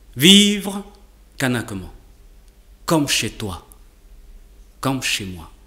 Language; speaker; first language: French; native; French